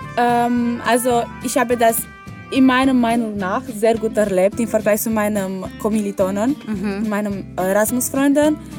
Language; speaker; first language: German; non-native, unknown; Romanian